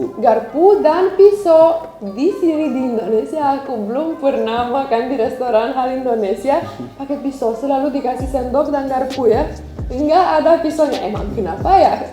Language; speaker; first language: Indonesian; non-native, fluent; Romanian